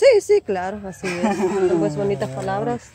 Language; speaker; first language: Spanish; native; Spanish